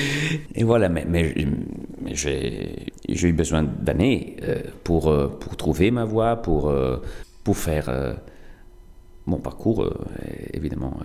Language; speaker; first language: French; non-native, fluent; Italian